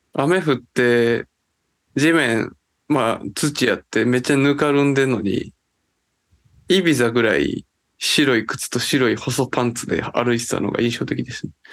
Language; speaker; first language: Japanese; native; Japanese